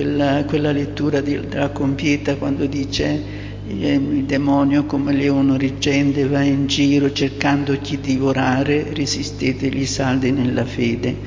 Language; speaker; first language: Italian; native; Italian